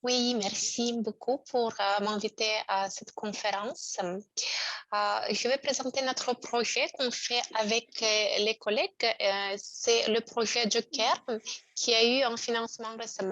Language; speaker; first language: French; non-native, fluent; Russian